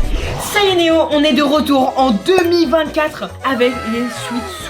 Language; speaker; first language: French; native; French